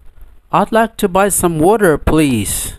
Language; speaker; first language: English; non-native, fluent; Indonesian